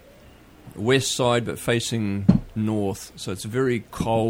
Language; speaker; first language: English; native; English